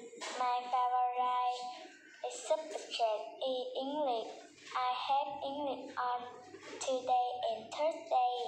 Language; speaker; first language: English; non-native, learner; Vietnamese